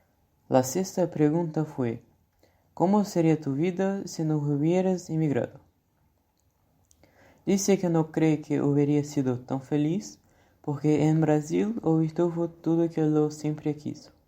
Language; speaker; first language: Spanish; non-native, learner; Portuguese